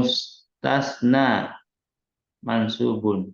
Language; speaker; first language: Arabic; non-native, fluent; Indonesian